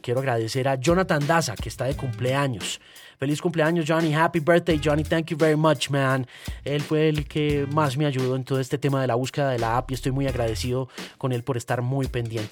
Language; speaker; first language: Spanish; native; Spanish